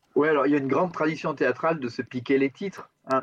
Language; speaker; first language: French; native; French